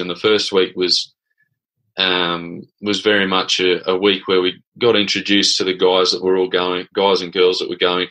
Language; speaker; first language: English; native; English